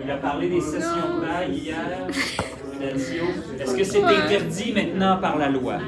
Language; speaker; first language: French; native; French